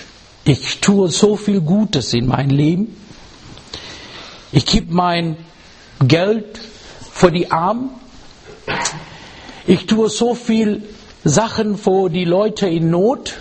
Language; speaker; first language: German; non-native, learner; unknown